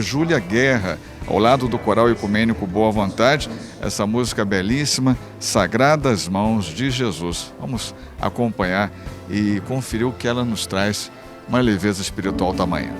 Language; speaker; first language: Portuguese; native; Portuguese